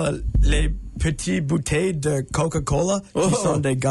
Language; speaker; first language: French; non-native, learner; English